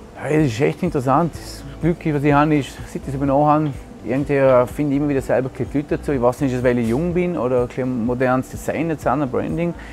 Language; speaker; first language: German; native; German